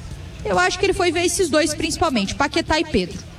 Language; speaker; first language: Portuguese; native; Portuguese